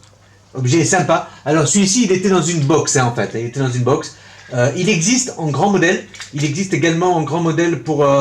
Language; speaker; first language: French; native; French